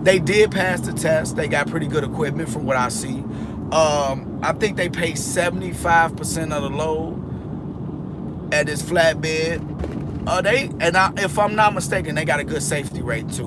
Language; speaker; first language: English; native; English